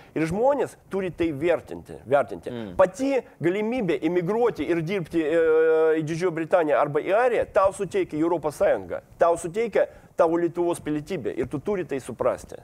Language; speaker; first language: Lithuanian; non-native, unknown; Russian